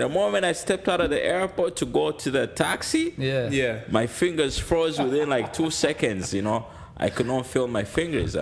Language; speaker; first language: English; non-native, local second language; Ganda